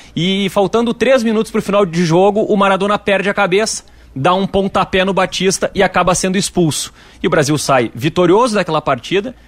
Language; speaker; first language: Portuguese; native; Portuguese